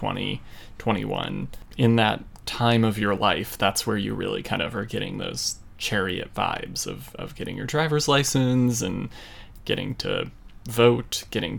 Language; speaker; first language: English; native; English